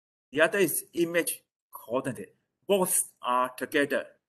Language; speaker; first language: English; non-native, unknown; Chinese